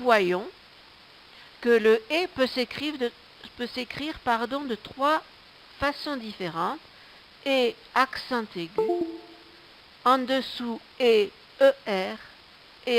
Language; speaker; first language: French; native; French